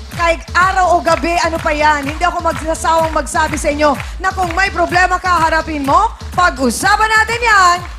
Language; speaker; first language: Filipino; native; Filipino